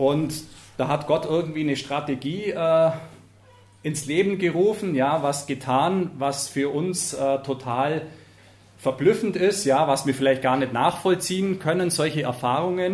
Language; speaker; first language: German; native; German